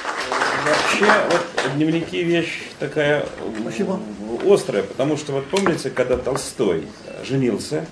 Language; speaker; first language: Russian; native; Russian